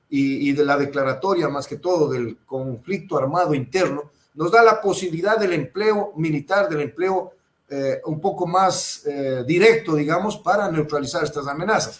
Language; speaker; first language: Spanish; native; Spanish